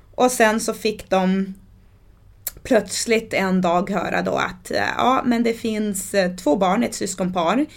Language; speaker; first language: Swedish; native; Swedish